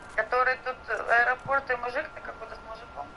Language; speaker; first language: Russian; native; Russian